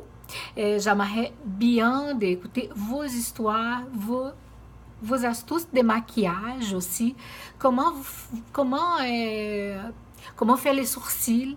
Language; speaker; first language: French; non-native, fluent; Portuguese